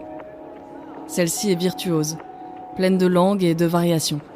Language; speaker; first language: French; native; French